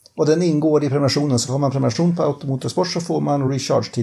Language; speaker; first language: Swedish; native; Swedish